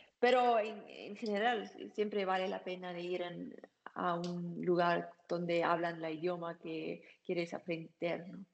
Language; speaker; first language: Spanish; non-native, learner; German